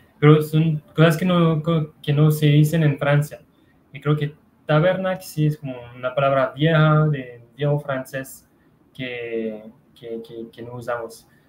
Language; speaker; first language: Spanish; non-native, fluent; French